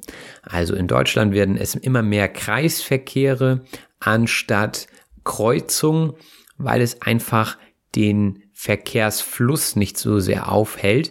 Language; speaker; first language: German; native; German